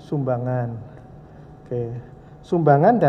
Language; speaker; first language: Indonesian; native; Indonesian